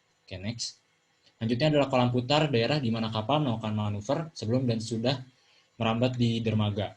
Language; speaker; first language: Indonesian; native; Indonesian